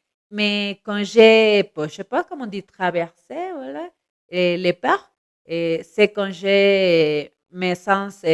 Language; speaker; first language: French; non-native, learner; Spanish